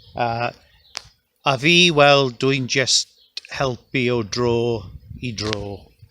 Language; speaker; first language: Welsh; non-native, local second language; English